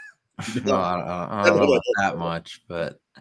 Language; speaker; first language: English; native; English